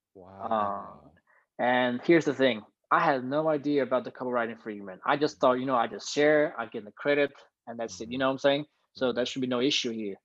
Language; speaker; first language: English; non-native, fluent; Danish